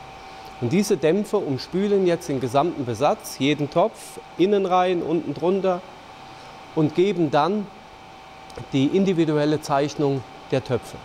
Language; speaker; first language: German; native; German